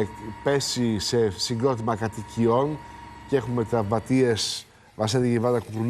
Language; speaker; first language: Greek; native; Greek